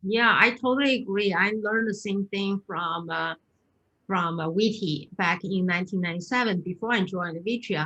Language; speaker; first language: English; non-native, fluent; Chinese